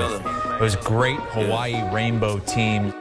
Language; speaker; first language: English; native; English